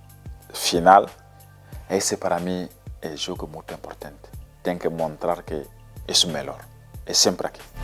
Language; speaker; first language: Portuguese; non-native, learner; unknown